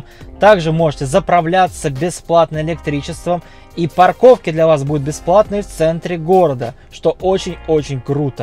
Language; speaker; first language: Russian; native; Russian